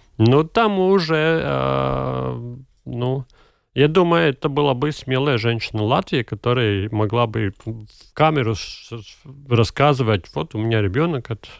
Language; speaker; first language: Russian; non-native, local second language; Latvian